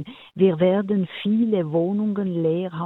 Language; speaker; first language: German; non-native, local second language; French